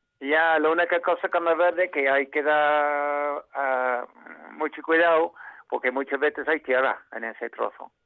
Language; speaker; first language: Spanish; non-native, fluent; English